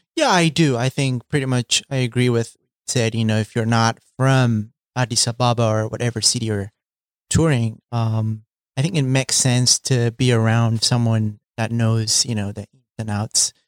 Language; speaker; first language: English; non-native, fluent; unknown